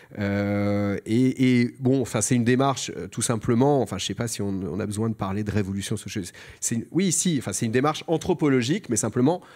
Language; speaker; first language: French; native; French